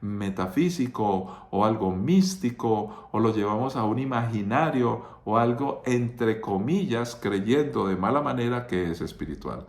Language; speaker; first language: Spanish; native; Spanish